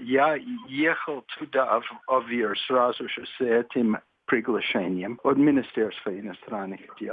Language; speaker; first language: Russian; non-native, fluent; English